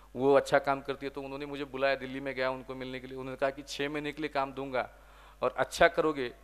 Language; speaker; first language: Hindi; non-native, local second language; Marathi